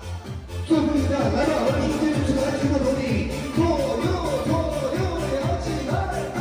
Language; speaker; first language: Chinese; native; Chinese